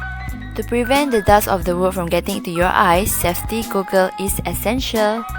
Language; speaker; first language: English; non-native, local second language; Malay